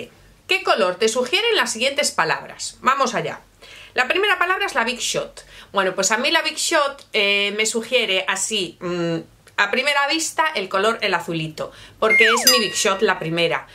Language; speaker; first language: Spanish; native; Spanish